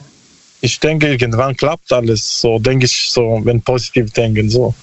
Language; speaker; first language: German; non-native, learner; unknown